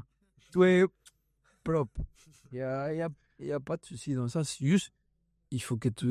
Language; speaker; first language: French; non-native, fluent; Spanish